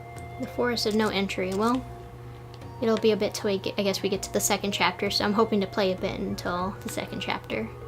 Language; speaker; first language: English; native; English